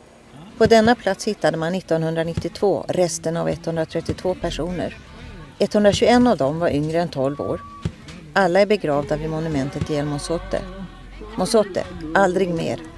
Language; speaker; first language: Swedish; native; Swedish